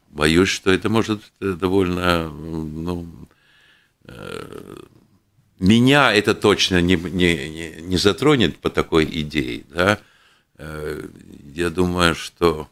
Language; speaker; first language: Russian; non-native, local second language; Latvian